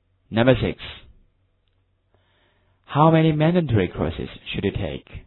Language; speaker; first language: English; non-native, fluent; Chinese